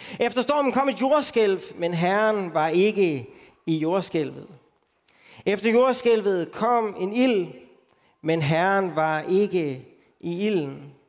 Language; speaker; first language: Danish; native; Danish